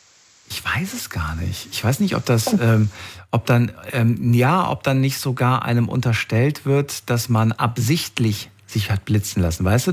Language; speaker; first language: German; native; German